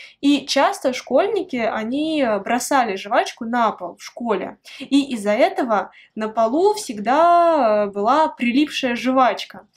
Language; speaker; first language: Russian; native; Russian